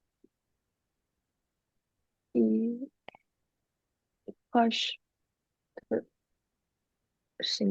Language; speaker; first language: French; non-native, fluent; Chinese